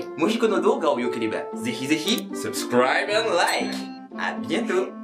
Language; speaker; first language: Japanese; non-native, fluent; French